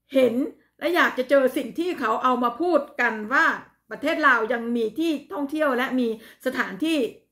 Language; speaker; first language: Thai; native; Thai